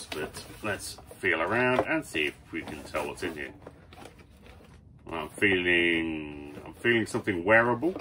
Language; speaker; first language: English; native; English